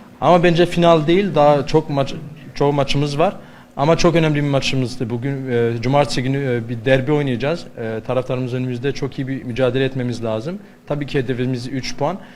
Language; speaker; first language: Turkish; non-native, learner; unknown